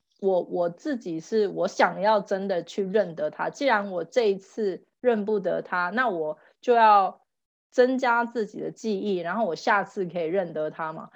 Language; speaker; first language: Chinese; native; Chinese